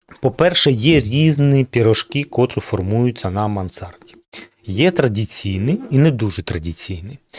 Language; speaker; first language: Ukrainian; non-native, local second language; Russian